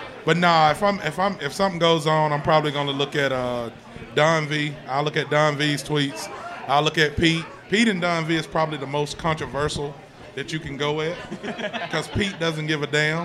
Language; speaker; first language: English; native; English